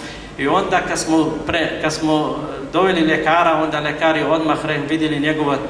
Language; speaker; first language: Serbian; non-native, fluent; Arabic